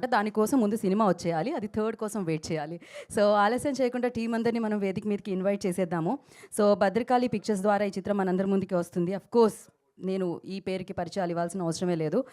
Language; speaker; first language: Telugu; native; Telugu